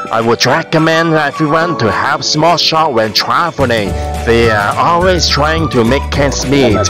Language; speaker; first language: English; non-native, local second language; Cantonese